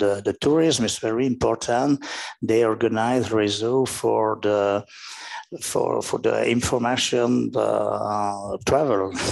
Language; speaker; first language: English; non-native, learner; French